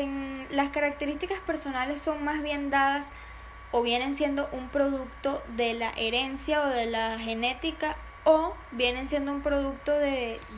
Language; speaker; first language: Spanish; native; Spanish